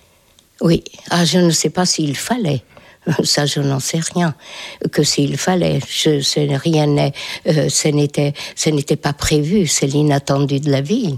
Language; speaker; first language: French; non-native, fluent; Hungarian